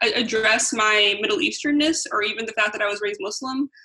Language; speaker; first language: English; native; English